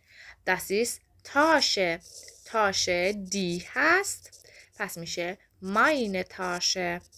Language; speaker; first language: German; non-native, fluent; Persian